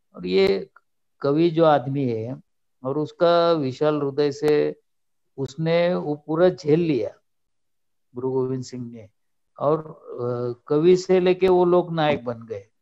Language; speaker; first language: Hindi; non-native, local second language; Marathi